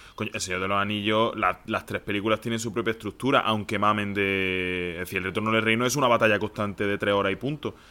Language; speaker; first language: Spanish; native; Spanish